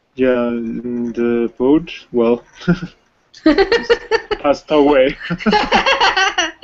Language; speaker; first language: English; non-native, learner; Spanish